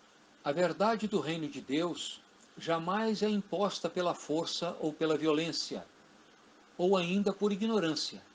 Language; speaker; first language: Portuguese; native; Portuguese